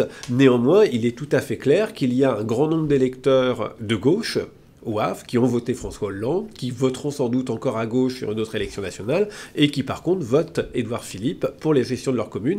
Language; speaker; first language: French; native; French